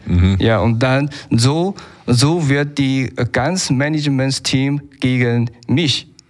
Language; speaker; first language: German; non-native, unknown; Chinese